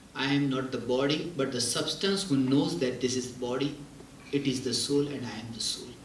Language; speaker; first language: English; non-native, local second language; Hindi